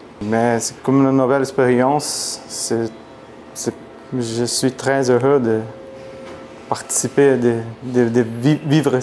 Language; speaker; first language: French; non-native, learner; Portuguese